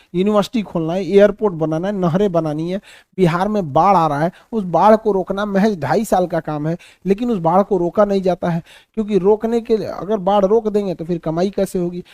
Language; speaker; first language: Hindi; native; Hindi